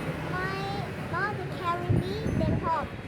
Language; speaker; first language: English; non-native, learner; Vietnamese